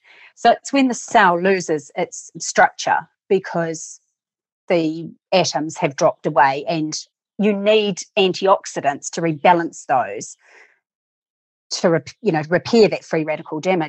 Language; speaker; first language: English; native; English